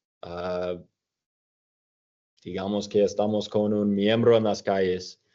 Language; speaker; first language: Spanish; non-native, fluent; English